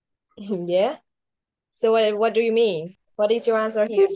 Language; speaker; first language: English; non-native, learner; Vietnamese